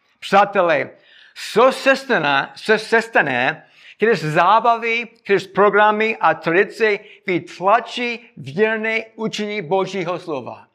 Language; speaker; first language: Czech; non-native, fluent; English